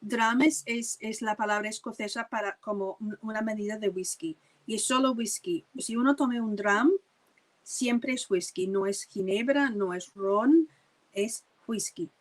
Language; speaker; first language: Spanish; non-native, fluent; English